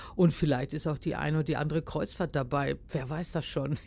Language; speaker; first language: German; native; German